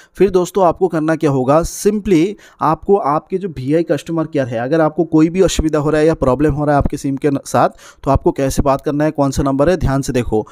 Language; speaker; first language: Hindi; native; Hindi